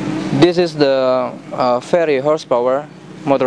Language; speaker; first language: English; non-native, learner; Indonesian